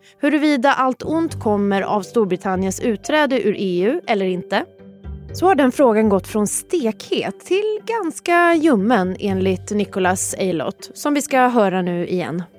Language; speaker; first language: Swedish; native; Swedish